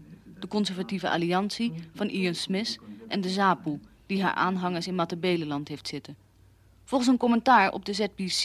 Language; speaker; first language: Dutch; native; Dutch